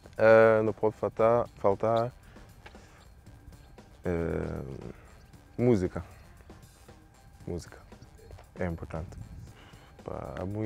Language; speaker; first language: Portuguese; non-native, learner; English